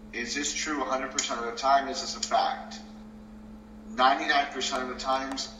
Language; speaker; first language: English; early bilingual, other home language; Spanish